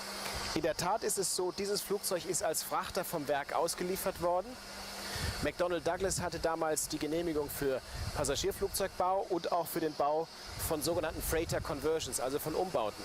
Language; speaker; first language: German; native; German